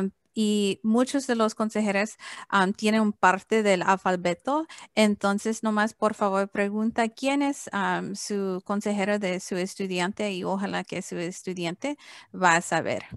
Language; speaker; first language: Spanish; early bilingual, heritage; English